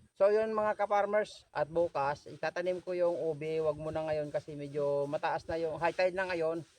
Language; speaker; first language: Filipino; non-native, local second language; Cebuano